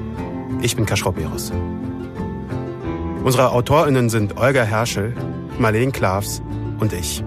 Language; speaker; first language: German; native; German